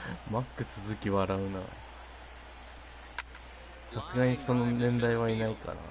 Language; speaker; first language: Japanese; native; Japanese